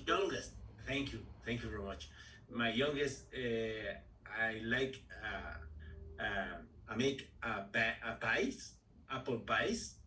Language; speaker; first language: English; non-native, learner; Spanish